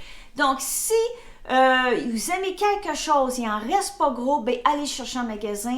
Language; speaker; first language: French; native; French